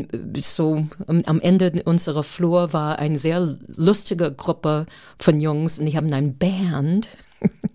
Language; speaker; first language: German; non-native, fluent; English